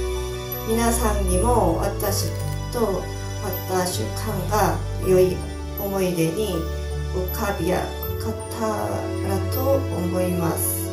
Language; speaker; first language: Japanese; non-native, learner; Korean